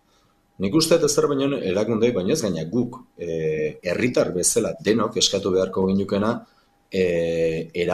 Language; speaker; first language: Basque; native; Basque